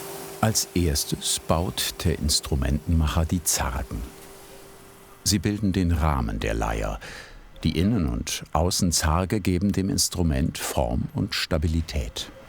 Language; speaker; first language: German; native; German